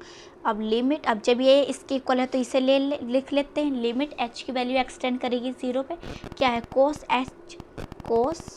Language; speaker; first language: Hindi; native; Hindi